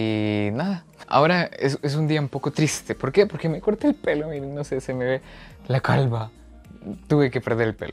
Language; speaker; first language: Spanish; native; Spanish